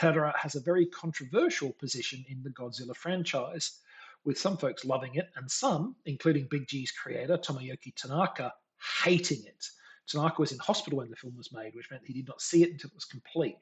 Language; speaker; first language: English; native; English